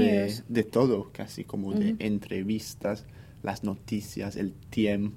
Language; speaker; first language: Spanish; non-native, fluent; English